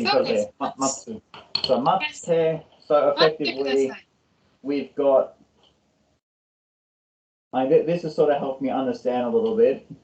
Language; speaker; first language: English; non-native, learner; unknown